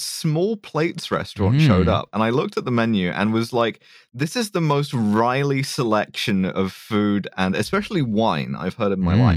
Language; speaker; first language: English; native; English